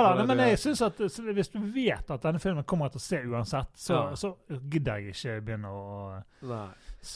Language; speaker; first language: Norwegian; native; Norwegian